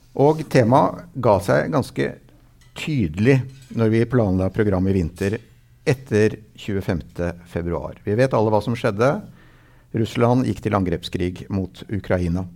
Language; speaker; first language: Norwegian; native; Norwegian